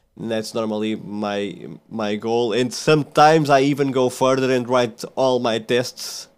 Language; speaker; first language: English; non-native, fluent; Portuguese